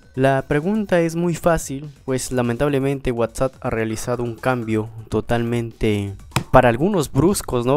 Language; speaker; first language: Spanish; native; Spanish